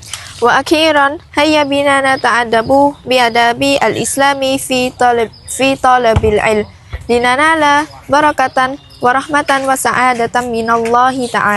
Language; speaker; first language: Arabic; non-native, learner; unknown